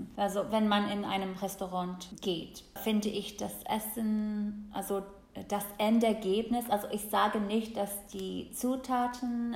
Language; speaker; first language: German; non-native, fluent; English